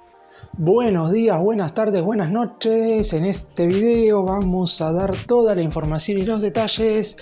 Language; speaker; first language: Spanish; native; Spanish